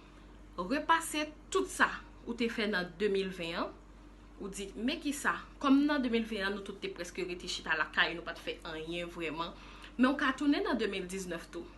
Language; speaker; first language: French; non-native, local second language; Haitian Creole